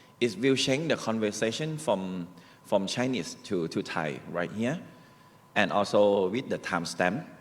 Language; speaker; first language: English; non-native, learner; Thai